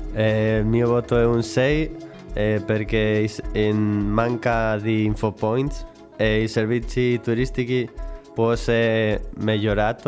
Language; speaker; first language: Italian; non-native, learner; Spanish